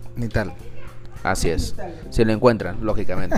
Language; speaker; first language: Spanish; native; Spanish